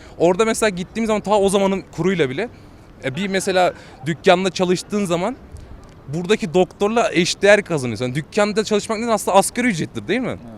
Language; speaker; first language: Turkish; native; Turkish